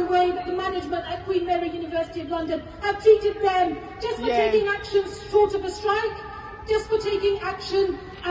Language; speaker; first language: English; native; English